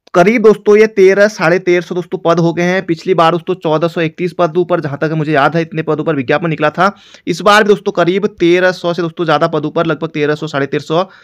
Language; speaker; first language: Hindi; native; Hindi